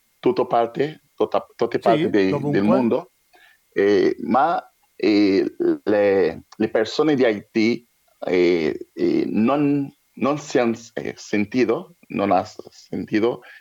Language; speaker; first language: Italian; non-native, learner; French